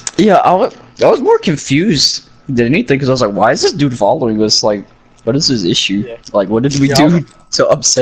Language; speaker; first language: English; native; English